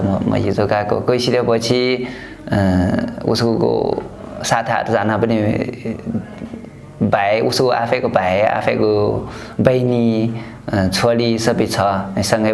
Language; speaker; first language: Nepali; non-native, learner; Chinese